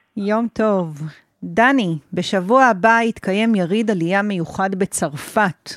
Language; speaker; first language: Hebrew; native; Hebrew